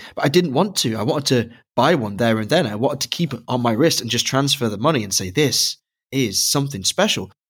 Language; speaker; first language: English; native; English